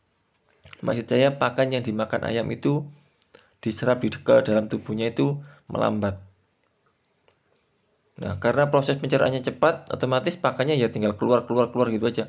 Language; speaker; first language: Indonesian; native; Indonesian